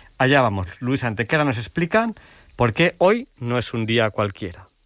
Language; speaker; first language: Spanish; native; Spanish